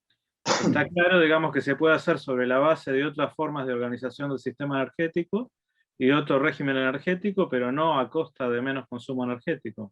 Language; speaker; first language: Spanish; native; Spanish